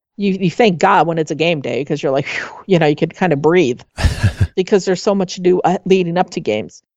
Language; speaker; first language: English; native; English